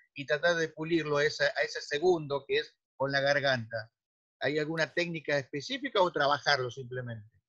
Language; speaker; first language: Spanish; native; Spanish